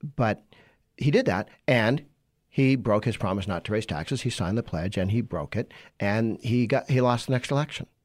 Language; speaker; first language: English; native; English